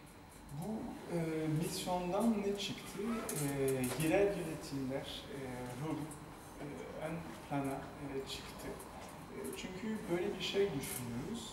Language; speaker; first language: Turkish; non-native, fluent; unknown